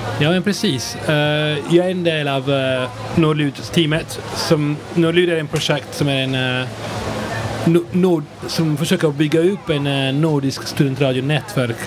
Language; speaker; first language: Swedish; non-native, fluent; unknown